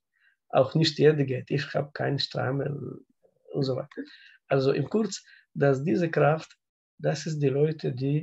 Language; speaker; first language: German; non-native, learner; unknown